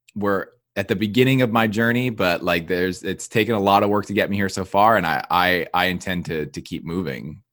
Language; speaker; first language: English; native; English